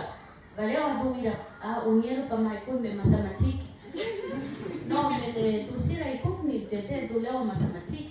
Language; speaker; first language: Danish; non-native, learner; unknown